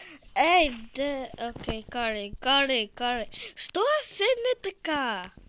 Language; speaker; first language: Bulgarian; non-native, learner; English